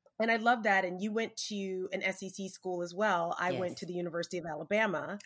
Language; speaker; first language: English; native; English